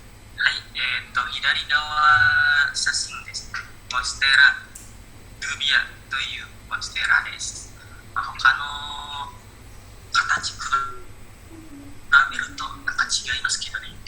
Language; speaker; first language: Japanese; non-native, learner; Indonesian